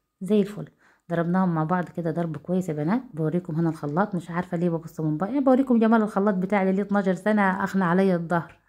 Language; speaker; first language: Arabic; native; Arabic